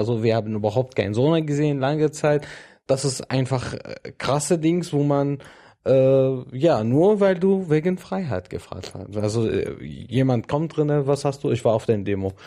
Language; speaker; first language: German; non-native, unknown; Arabic